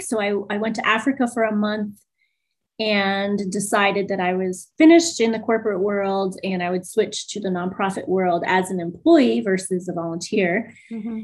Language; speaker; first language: English; native; English